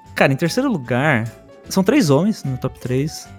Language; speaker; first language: Portuguese; early bilingual, other home language; Spanish